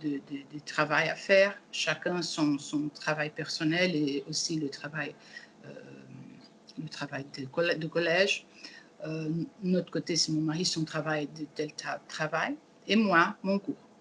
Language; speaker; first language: French; non-native, learner; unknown